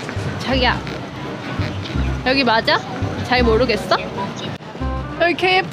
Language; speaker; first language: Korean; native; Korean